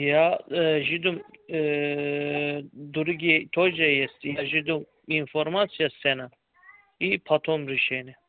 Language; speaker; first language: Russian; non-native, learner; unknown